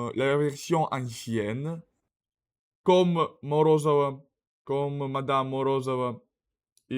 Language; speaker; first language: French; non-native, learner; Russian